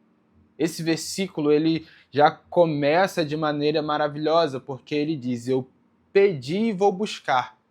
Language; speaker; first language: Portuguese; native; Portuguese